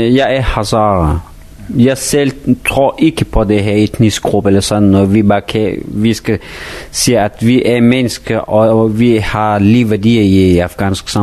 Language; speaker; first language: Danish; non-native, fluent; Persian